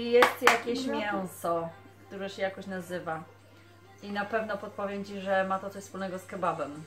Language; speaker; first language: Polish; native; Polish